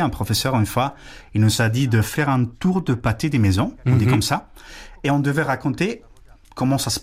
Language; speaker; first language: French; non-native, fluent; Spanish